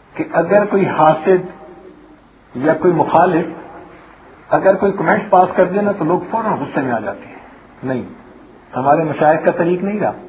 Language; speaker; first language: Urdu; non-native, local second language; Punjabi